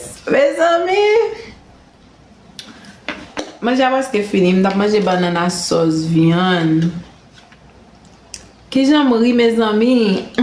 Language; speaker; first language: French; non-native, learner; Haitian Creole